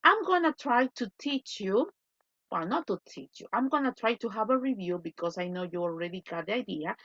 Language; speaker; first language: English; non-native, fluent; Spanish